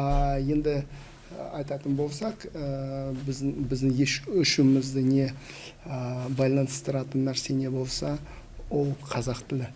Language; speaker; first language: Kazakh; non-native, local second language; Russian